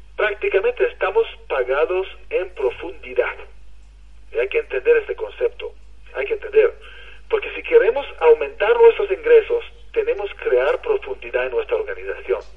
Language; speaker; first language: Spanish; non-native, fluent; Hebrew